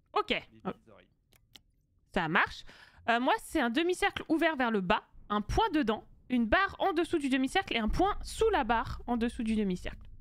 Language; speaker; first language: French; native; French